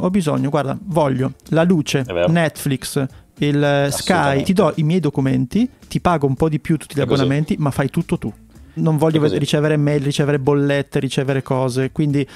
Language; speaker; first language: Italian; native; Italian